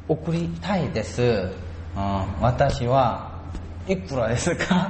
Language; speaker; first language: Japanese; non-native, learner; Korean